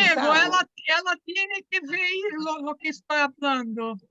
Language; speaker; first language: Spanish; non-native, fluent; Portuguese